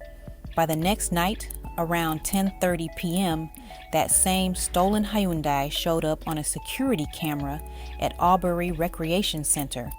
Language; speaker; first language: English; native; English